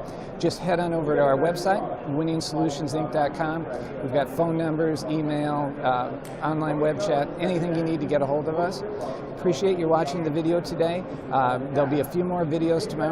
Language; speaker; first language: English; native; English